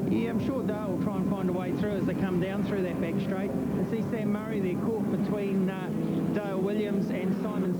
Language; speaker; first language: English; native; English